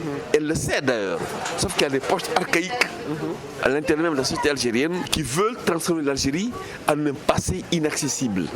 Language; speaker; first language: French; non-native, local second language; Fula